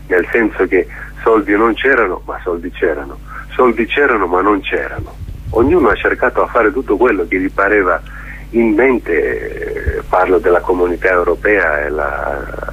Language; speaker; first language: Italian; non-native, fluent; Greek